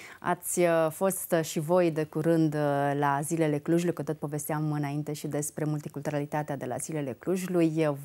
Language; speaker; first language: Romanian; native; Romanian